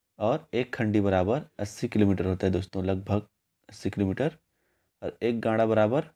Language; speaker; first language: Hindi; native; Hindi